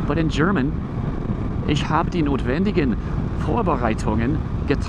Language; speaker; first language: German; non-native, fluent; English